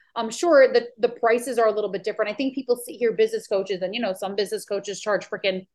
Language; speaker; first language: English; native; English